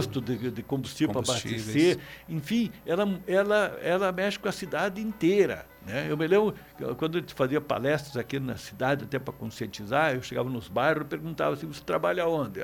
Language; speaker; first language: Portuguese; native; Portuguese